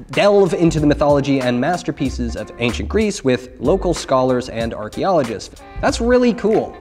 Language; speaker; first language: English; native; English